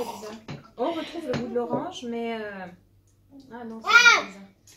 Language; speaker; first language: French; native; French